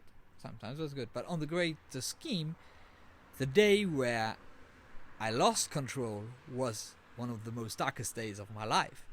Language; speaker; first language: English; non-native, fluent; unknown